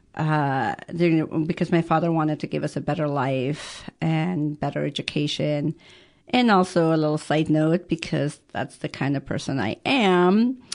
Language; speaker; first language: English; early bilingual, other home language; Persian